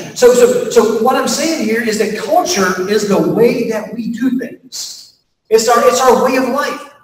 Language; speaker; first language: English; native; English